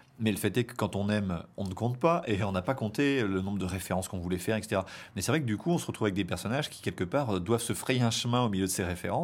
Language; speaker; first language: French; native; French